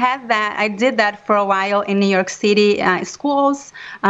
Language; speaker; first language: English; non-native, fluent; Portuguese